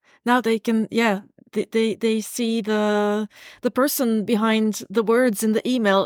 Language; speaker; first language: English; non-native, fluent; Dutch